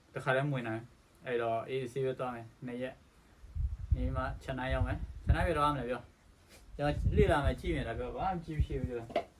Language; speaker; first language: Burmese; non-native, local second language; Shan